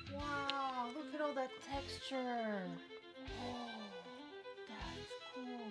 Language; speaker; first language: English; native; English